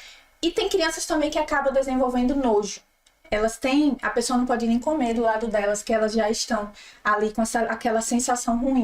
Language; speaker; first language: Portuguese; native; Portuguese